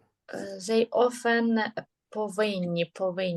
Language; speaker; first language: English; non-native, learner; Ukrainian